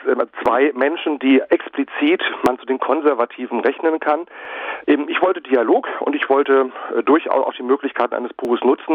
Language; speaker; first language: German; native; German